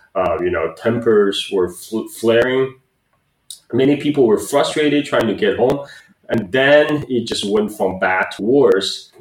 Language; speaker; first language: English; non-native, fluent; Chinese